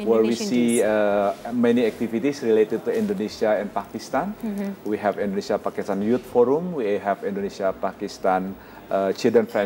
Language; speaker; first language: English; non-native, fluent; Indonesian